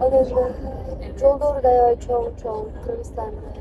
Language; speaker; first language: Turkish; non-native, fluent; Kyrgyz